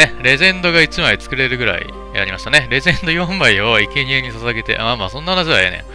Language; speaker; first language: Japanese; native; Japanese